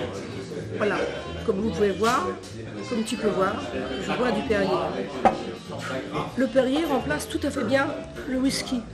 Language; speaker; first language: French; native; French